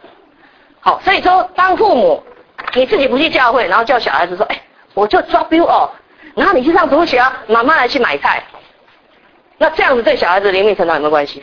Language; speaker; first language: Chinese; native; Chinese